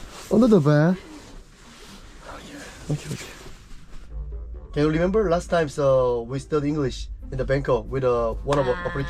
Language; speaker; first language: English; non-native, learner; Korean